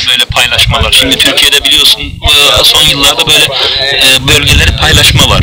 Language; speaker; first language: Turkish; native; Turkish